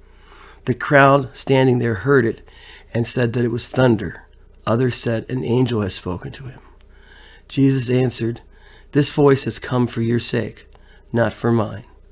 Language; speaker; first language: English; native; English